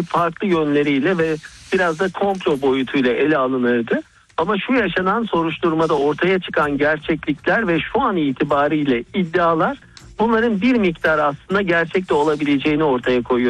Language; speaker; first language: Turkish; native; Turkish